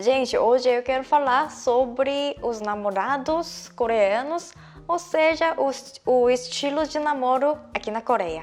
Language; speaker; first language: Portuguese; non-native, fluent; Korean